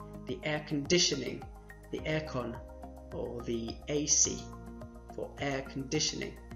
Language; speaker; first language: English; non-native, fluent; French